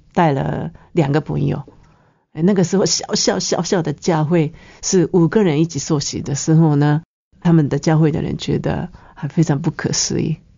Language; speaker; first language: Chinese; non-native, fluent; Japanese